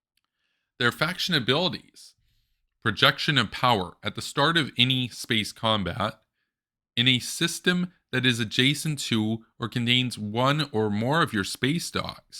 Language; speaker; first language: English; native; English